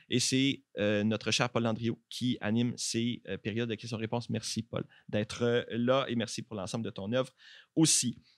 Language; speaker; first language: French; native; French